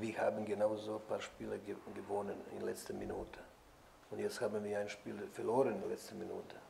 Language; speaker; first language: German; non-native, fluent; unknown